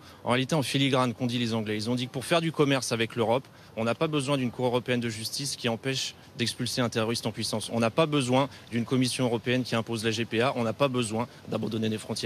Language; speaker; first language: French; native; French